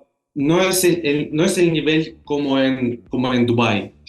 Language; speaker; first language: Spanish; non-native, fluent; Russian